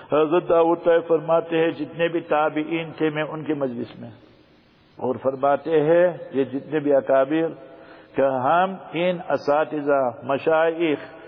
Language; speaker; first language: Urdu; early bilingual, heritage; Urdu